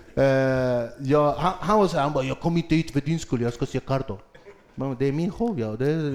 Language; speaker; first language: Swedish; early bilingual, other home language; Kurdish